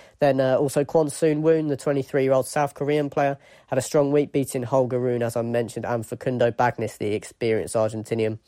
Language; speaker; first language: English; native; English